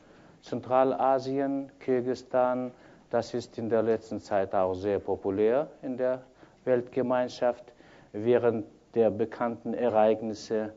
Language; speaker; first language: German; non-native, fluent; Kyrgyz